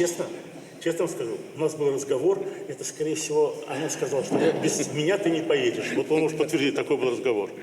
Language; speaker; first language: Russian; native; Russian